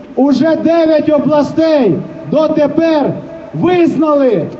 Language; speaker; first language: Ukrainian; native; Ukrainian